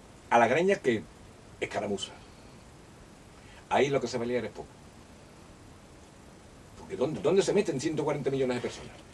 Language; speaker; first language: Spanish; native; Spanish